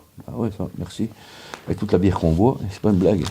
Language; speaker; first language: French; native; French